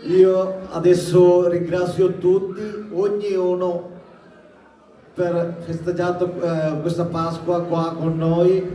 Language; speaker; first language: Italian; non-native, learner; Malayalam